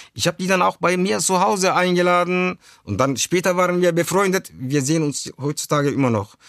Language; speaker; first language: German; early bilingual, other home language; Turkish